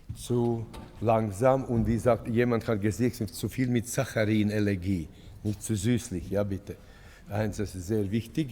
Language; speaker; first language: German; non-native, fluent; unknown